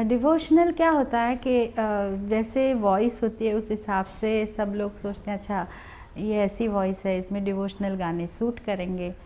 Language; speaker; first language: Hindi; non-native, local second language; Marathi